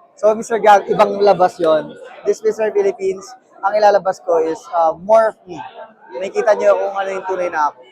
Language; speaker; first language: Filipino; native; Filipino